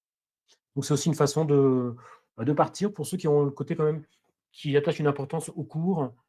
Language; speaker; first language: French; native; French